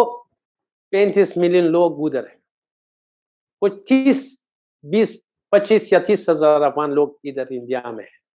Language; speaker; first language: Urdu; non-native, fluent; Persian